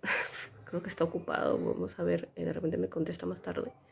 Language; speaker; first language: Spanish; native; Spanish